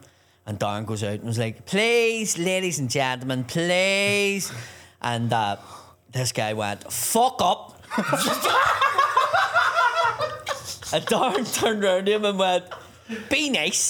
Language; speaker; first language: English; native; English